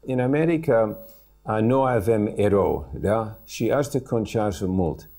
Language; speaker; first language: Romanian; early bilingual, heritage; English